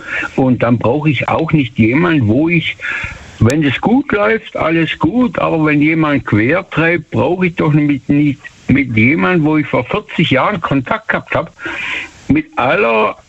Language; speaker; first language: German; native; German